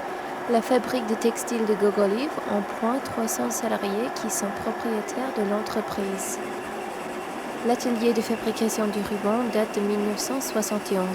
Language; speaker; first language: French; native; French